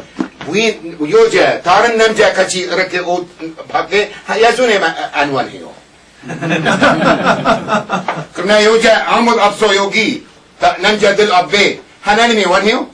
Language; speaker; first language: Korean; non-native, learner; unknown